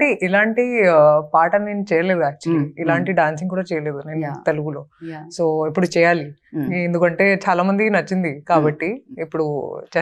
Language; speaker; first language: Telugu; non-native, local second language; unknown